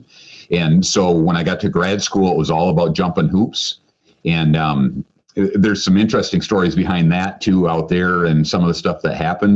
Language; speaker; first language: English; native; English